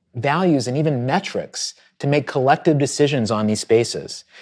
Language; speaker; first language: English; native; English